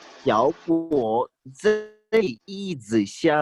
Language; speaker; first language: Chinese; non-native, fluent; Urdu